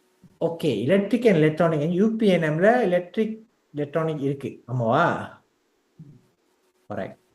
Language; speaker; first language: Tamil; native; Tamil